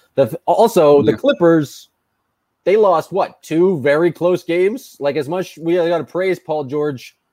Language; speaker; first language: English; native; English